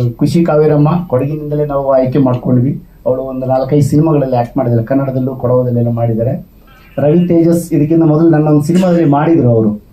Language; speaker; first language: Kannada; non-native, local second language; Kodava